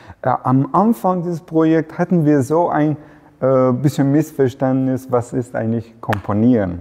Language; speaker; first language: German; non-native, fluent; Persian